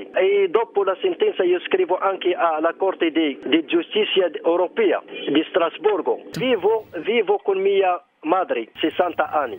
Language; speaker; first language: Italian; non-native, learner; Arabic